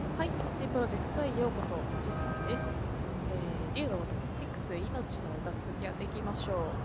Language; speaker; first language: Japanese; native; Japanese